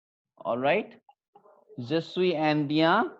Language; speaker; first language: French; non-native, fluent; Hindi